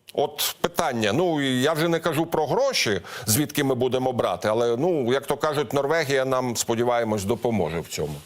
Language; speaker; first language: Ukrainian; native; Ukrainian